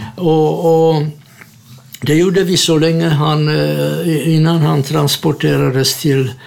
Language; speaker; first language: Swedish; non-native, fluent; Czech